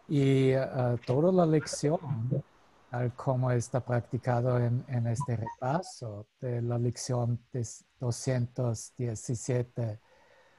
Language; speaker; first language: Spanish; non-native, fluent; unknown